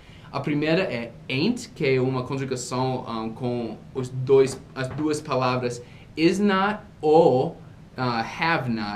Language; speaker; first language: Portuguese; non-native, fluent; English